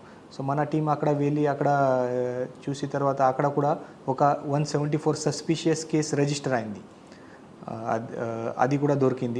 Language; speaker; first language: Telugu; non-native, learner; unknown